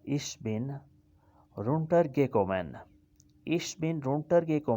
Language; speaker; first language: German; non-native, fluent; Urdu